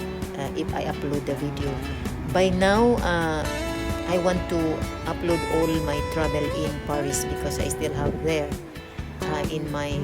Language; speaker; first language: English; non-native, local second language; Cebuano